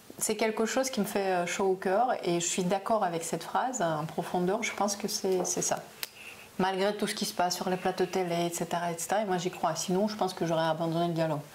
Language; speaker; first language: French; non-native, fluent; Russian